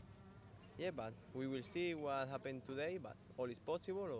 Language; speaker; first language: English; non-native, learner; Spanish